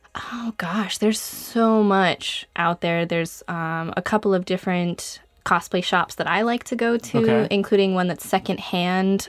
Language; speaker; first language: English; native; English